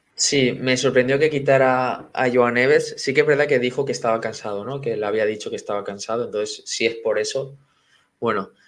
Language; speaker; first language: Spanish; native; Spanish